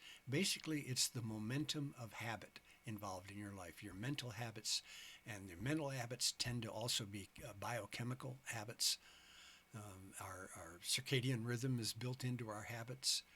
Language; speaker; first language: English; native; English